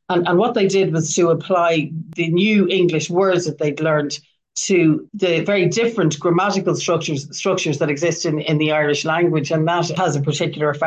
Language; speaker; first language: English; native; English